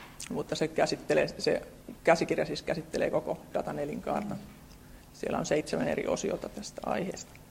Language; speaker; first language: Finnish; native; Finnish